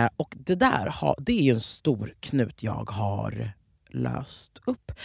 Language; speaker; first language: Swedish; native; Swedish